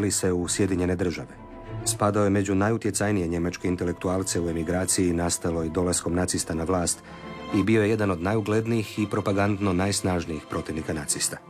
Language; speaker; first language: Serbian; native; Serbian